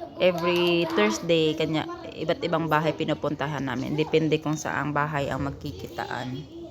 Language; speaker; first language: Filipino; non-native, local second language; Cebuano